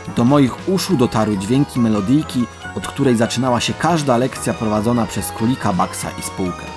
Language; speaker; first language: Polish; native; Polish